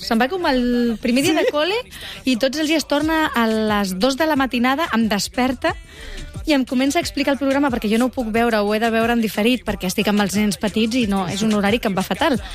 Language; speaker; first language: Catalan; non-native, local second language; Spanish